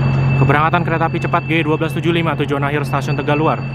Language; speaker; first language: Indonesian; native; Indonesian